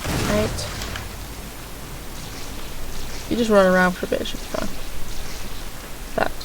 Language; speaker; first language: English; native; English